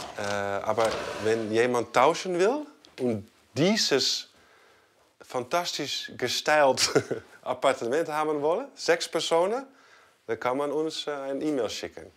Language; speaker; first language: German; non-native, fluent; Dutch